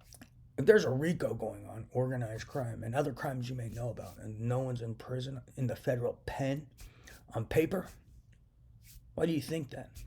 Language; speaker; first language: English; native; English